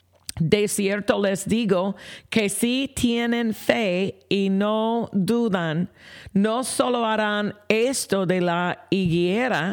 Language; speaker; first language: Spanish; non-native, fluent; English